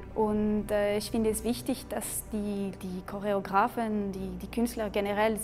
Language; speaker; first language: German; non-native, local second language; French